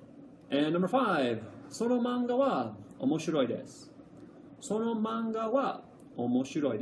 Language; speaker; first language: Japanese; non-native, fluent; English